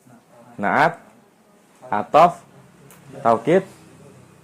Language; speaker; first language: Arabic; non-native, fluent; Indonesian